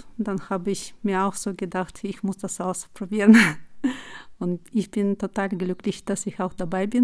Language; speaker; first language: German; non-native, fluent; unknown